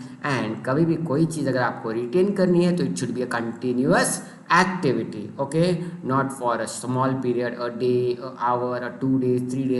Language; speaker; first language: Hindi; non-native, local second language; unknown